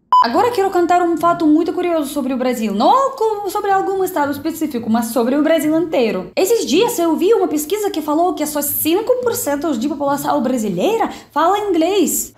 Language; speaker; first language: Portuguese; non-native, fluent; Russian